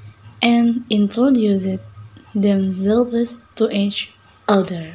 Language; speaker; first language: English; non-native, learner; Indonesian